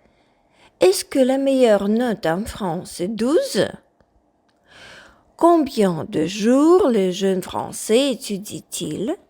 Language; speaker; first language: French; non-native, fluent; Ukrainian